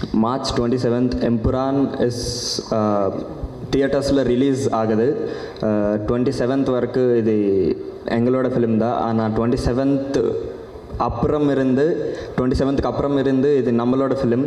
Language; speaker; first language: Tamil; non-native, learner; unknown